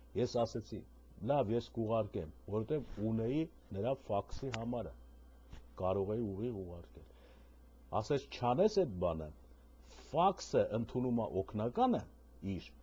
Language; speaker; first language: Armenian; native; Armenian